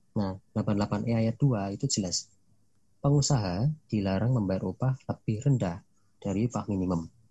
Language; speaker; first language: Indonesian; non-native, local second language; Javanese